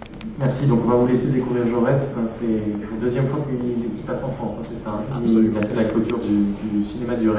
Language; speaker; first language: French; native; French